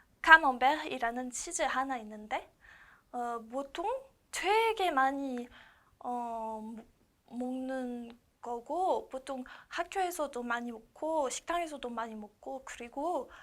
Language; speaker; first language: Korean; non-native, learner; French